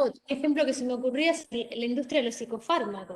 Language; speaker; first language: Spanish; native; Spanish